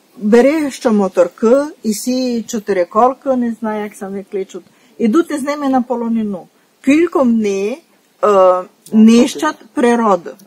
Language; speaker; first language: Ukrainian; native; Ukrainian